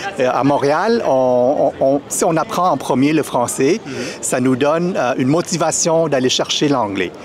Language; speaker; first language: French; early bilingual, other home language; Vietnamese